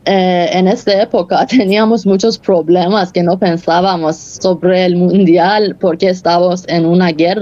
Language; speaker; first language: Spanish; non-native, fluent; Persian